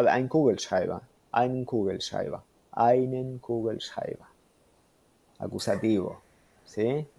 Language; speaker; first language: German; non-native, fluent; Spanish